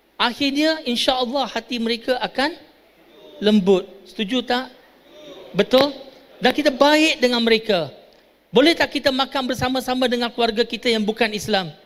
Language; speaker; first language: Malay; non-native, local second language; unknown